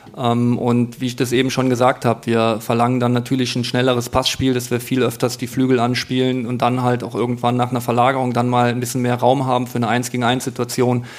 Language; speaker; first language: German; native; German